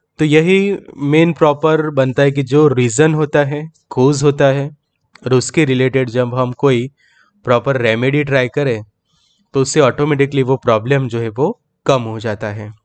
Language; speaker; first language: Hindi; native; Hindi